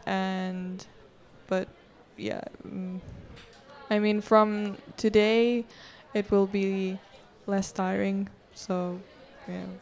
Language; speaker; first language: English; non-native, fluent; Italian